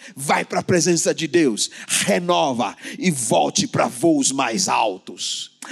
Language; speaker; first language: Portuguese; non-native, fluent; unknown